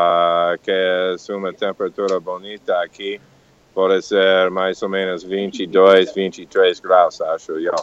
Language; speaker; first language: Portuguese; non-native, learner; English